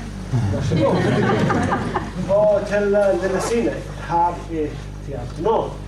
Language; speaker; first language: Swedish; non-native, learner; English